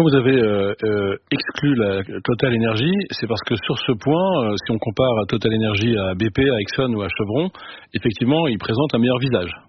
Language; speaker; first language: French; native; French